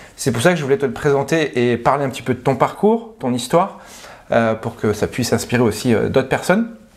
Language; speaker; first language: French; native; French